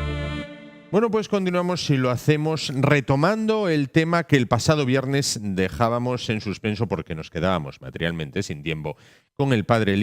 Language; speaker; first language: Spanish; native; Spanish